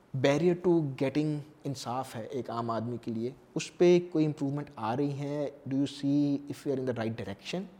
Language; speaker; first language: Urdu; native; Urdu